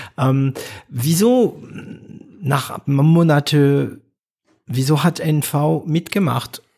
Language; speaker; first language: German; non-native, fluent; French